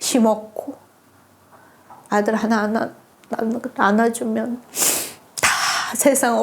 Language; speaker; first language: Korean; non-native, learner; Mongolian